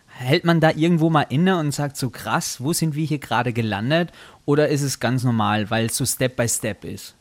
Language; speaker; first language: German; native; German